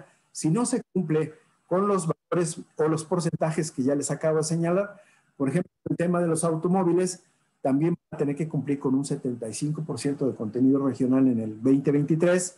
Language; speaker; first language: Spanish; native; Spanish